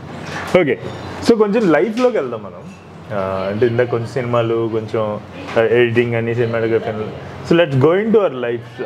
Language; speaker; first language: Telugu; native; Telugu